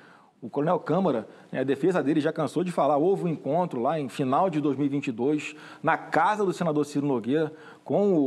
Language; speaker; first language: Portuguese; native; Portuguese